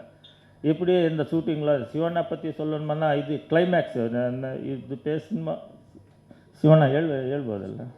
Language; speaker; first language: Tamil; non-native, learner; Kannada